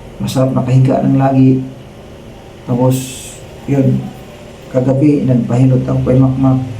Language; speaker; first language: Filipino; non-native, local second language; Cebuano